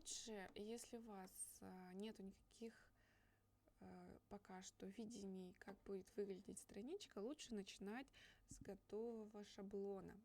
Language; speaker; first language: Russian; native; Russian